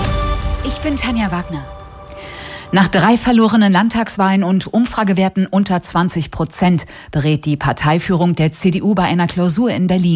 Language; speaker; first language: German; native; German